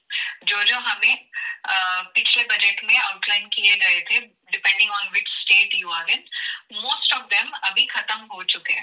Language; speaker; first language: Hindi; native; Hindi